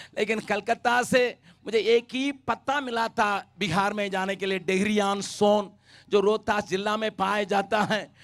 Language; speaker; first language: Hindi; non-native, local second language; Tamil